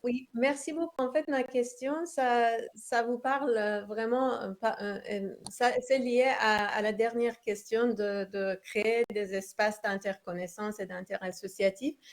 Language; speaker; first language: French; non-native, fluent; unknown